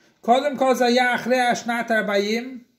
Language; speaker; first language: Hebrew; non-native, fluent; English